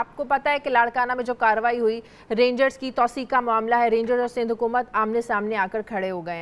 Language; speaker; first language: Urdu; native; Urdu